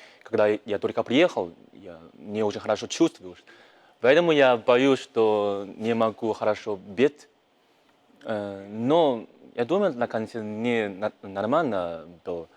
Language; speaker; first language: Russian; non-native, learner; Chinese